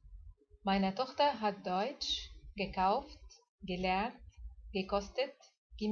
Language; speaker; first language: German; non-native, fluent; Arabic